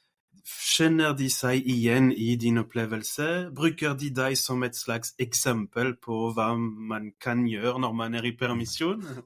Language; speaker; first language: Norwegian; non-native, fluent; French